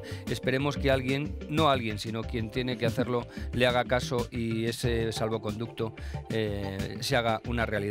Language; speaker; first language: Spanish; native; Spanish